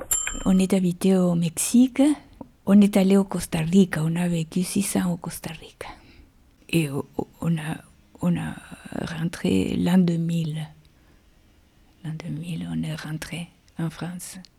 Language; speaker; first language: French; non-native, fluent; Spanish